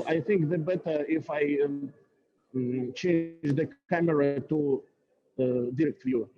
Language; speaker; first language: English; non-native, learner; Russian